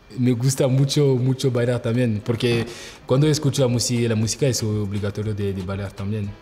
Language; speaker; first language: Spanish; non-native, learner; French